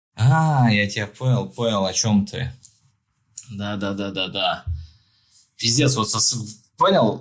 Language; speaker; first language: Russian; non-native, local second language; Tajik